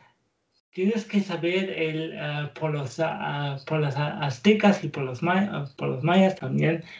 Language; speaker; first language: Spanish; non-native, learner; German